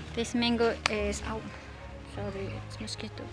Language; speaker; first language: English; non-native, learner; Indonesian